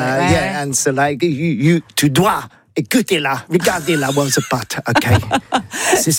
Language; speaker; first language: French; non-native, learner; English